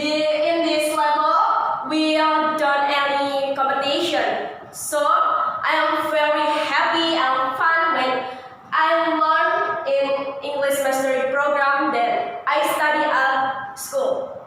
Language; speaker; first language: English; non-native, learner; Indonesian